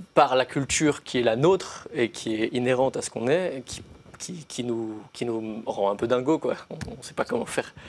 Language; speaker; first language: French; native; French